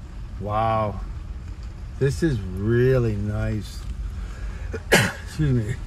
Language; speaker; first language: English; native; English